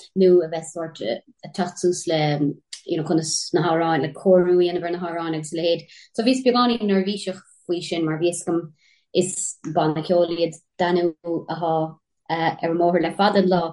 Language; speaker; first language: Irish; native; Irish